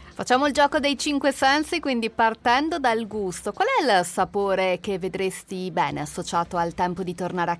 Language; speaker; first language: Italian; native; Italian